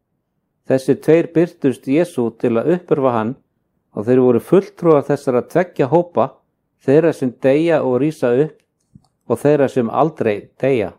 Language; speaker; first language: Icelandic; native; Icelandic